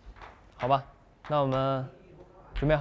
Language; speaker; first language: Chinese; native; Chinese